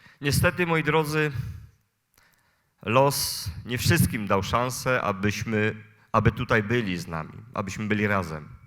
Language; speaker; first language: Polish; native; Polish